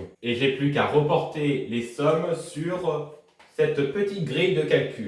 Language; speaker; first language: French; native; French